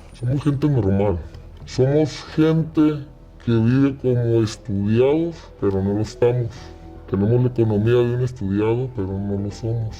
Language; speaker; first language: Spanish; native; Spanish